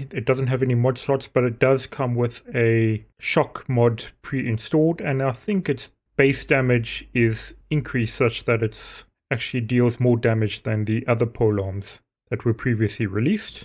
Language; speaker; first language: English; native; English